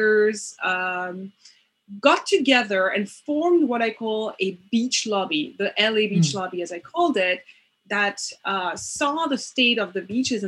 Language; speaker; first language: English; non-native, fluent; French